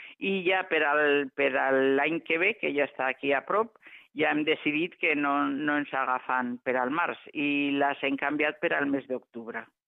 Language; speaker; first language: Catalan; non-native, local second language; Spanish